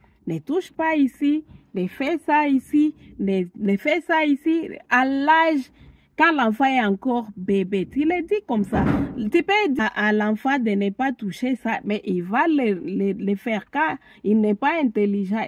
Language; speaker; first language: French; non-native, local second language; Swahili